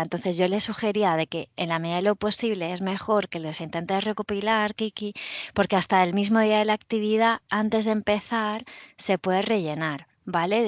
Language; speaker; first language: Spanish; native; Spanish